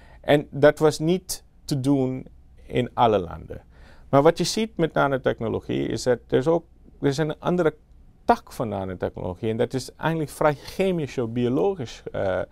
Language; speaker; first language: Dutch; non-native, fluent; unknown